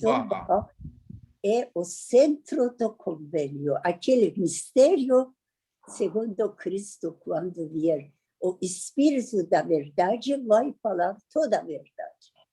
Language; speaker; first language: Portuguese; non-native, learner; Persian